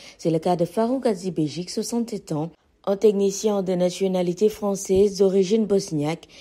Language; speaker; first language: French; non-native, local second language; Wolof